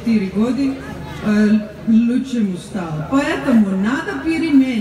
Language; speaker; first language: Russian; non-native, learner; Dutch